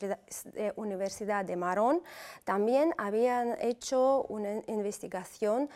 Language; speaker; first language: Spanish; non-native, fluent; Uzbek